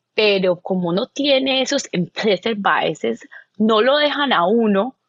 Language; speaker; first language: Spanish; native; Spanish